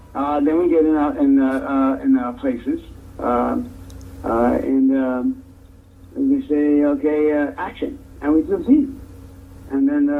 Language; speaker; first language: English; native; English